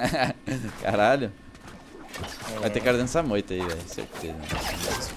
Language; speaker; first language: Portuguese; native; Portuguese